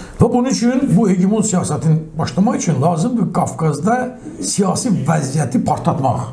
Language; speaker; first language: Azerbaijani; non-native, local second language; Talysh